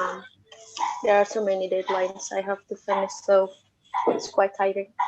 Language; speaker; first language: English; non-native, fluent; Indonesian